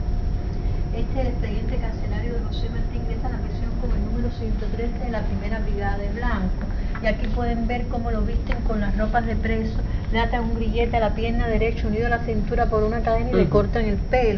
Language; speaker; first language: Spanish; native; Spanish